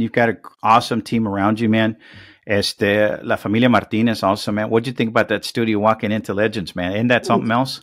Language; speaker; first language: English; early bilingual, other home language; Spanish